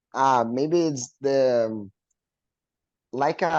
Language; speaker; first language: English; non-native, learner; Portuguese